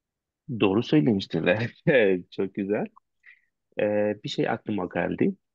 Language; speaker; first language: Turkish; non-native, learner; Persian